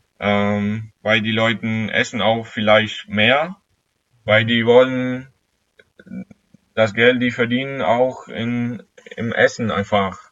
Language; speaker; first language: German; non-native, fluent; Italian